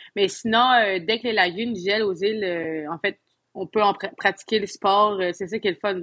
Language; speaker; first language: French; native; French